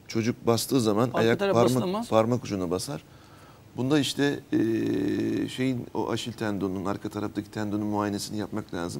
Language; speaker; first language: Turkish; native; Turkish